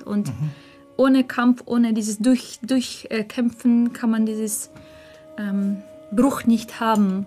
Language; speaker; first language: German; non-native, fluent; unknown